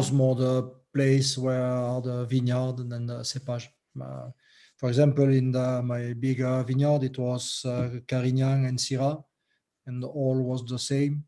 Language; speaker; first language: English; non-native, learner; French